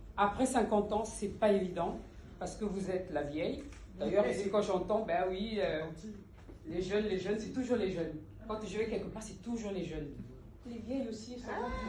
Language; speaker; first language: French; early bilingual, other home language; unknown